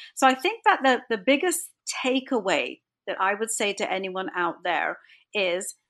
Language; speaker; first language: English; native; English